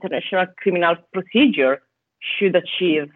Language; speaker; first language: English; non-native, fluent; Italian